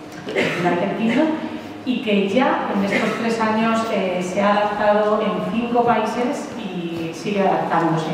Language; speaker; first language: Spanish; native; Spanish